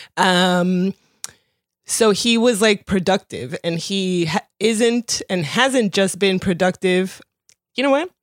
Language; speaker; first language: English; early bilingual, other home language; Spanish